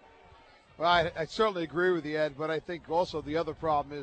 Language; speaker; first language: English; native; English